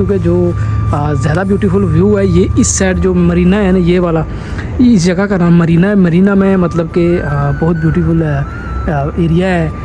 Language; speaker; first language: Urdu; non-native, local second language; Punjabi